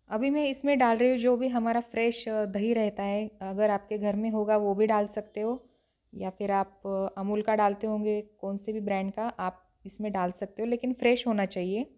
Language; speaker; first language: Hindi; non-native, local second language; Marathi